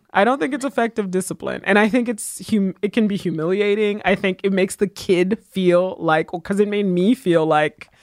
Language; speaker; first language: English; early bilingual, other home language; Haitian Creole